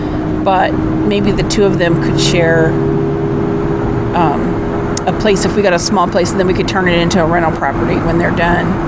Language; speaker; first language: English; native; English